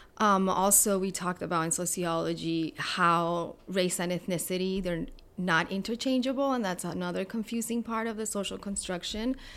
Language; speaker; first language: English; non-native, fluent; Spanish